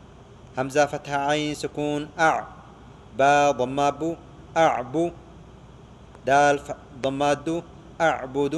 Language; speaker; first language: Arabic; non-native, fluent; Oromo